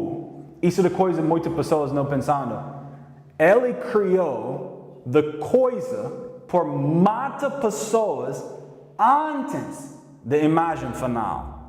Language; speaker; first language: Portuguese; non-native, learner; English